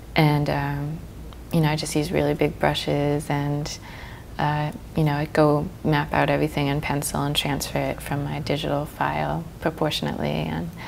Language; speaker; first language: English; native; English